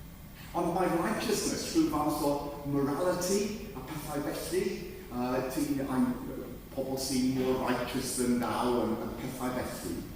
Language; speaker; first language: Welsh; non-native, fluent; English